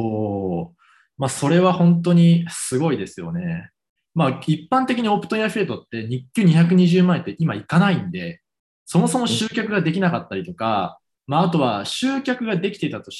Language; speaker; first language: Japanese; native; Japanese